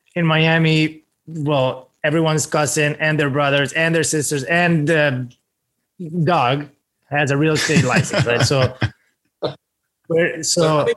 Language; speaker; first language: English; non-native, fluent; Spanish